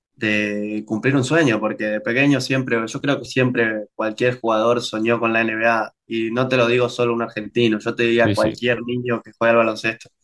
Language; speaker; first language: Spanish; native; Spanish